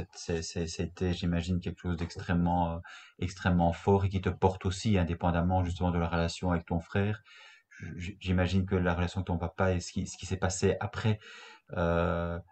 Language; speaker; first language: French; native; French